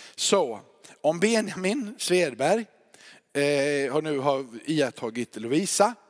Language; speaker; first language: Swedish; native; Swedish